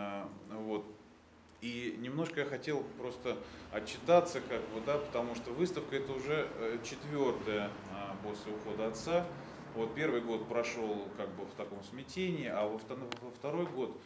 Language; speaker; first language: Russian; native; Russian